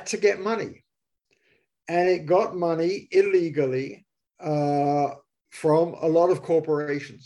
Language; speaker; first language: English; native; English